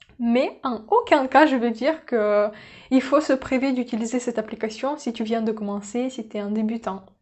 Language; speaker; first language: French; non-native, fluent; Russian